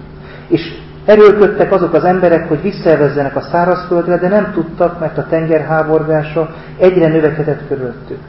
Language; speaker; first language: Hungarian; native; Hungarian